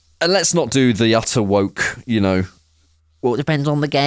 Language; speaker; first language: English; native; English